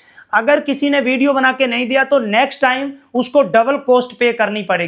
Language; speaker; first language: Hindi; native; Hindi